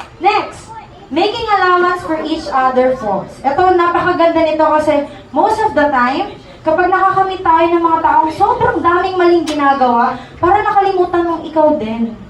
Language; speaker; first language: Filipino; native; Filipino